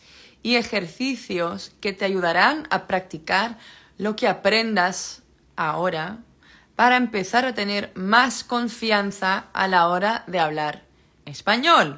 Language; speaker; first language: Spanish; non-native, fluent; Dutch